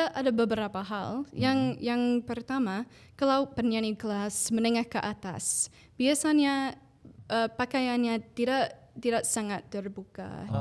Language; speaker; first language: Indonesian; non-native, fluent; English